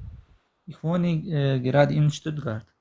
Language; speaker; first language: German; non-native, learner; Pashto